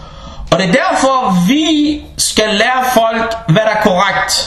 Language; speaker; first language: Danish; early bilingual, other home language; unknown